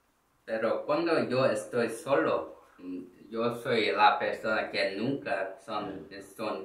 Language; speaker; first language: Spanish; non-native, learner; Korean